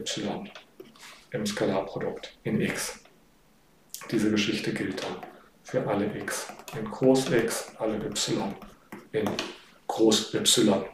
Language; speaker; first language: German; native; German